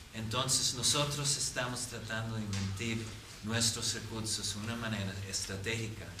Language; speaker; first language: Spanish; non-native, fluent; English